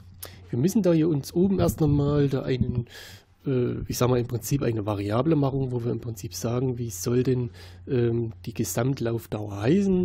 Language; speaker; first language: German; native; German